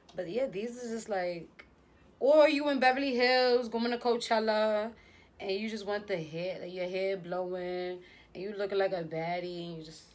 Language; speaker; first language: English; native; English